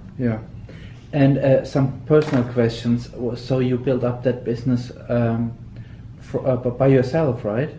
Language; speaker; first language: English; non-native, fluent; German